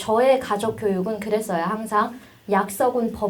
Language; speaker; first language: Korean; native; Korean